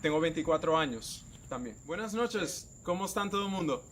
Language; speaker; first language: Spanish; native; Spanish